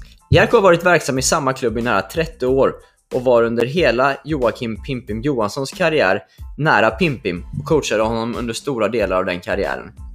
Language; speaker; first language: Swedish; native; Swedish